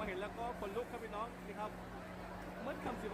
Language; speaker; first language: Thai; native; Thai